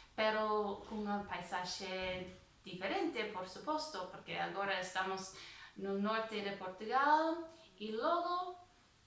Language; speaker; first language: Portuguese; non-native, fluent; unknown